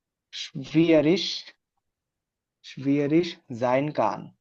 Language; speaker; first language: German; non-native, learner; Bangla